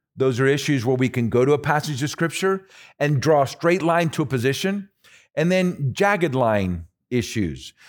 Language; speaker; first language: English; early bilingual, other home language; Spanish